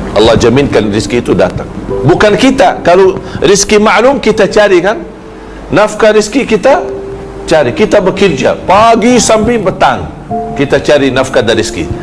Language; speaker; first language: Malay; non-native, fluent; Arabic